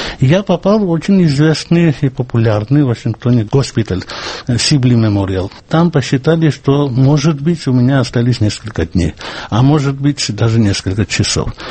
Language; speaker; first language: Russian; non-native, local second language; Georgian